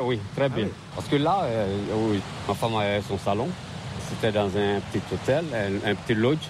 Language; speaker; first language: French; non-native, fluent; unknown